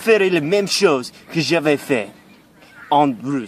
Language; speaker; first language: French; non-native, learner; English